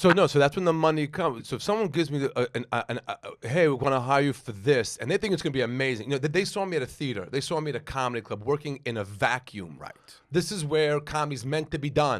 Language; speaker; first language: English; native; English